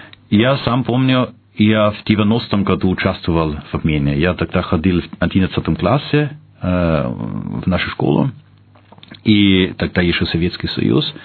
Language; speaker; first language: Russian; non-native, fluent; German